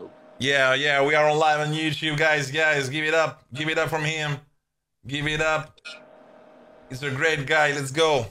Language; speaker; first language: English; non-native, learner; French